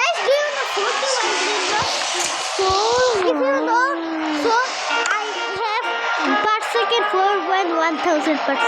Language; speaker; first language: English; non-native, learner; Bangla